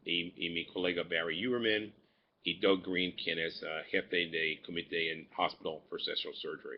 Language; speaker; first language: Spanish; non-native, fluent; English